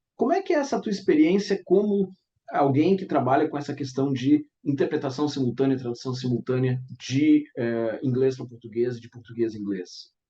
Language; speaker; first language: Portuguese; native; Portuguese